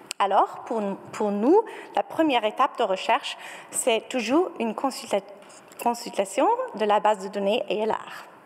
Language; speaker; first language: French; non-native, fluent; German